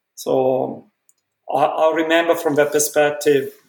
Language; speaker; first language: English; non-native, fluent; Italian